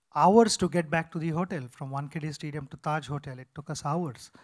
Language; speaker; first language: English; non-native, local second language; Marathi